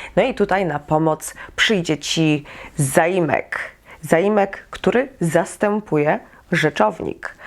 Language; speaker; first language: Polish; native; Polish